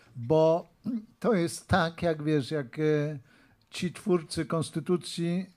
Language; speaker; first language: Polish; native; Polish